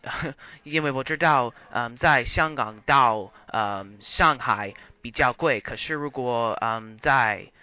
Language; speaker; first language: Chinese; non-native, learner; English